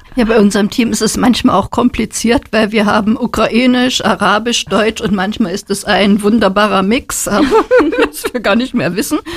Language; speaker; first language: German; native; German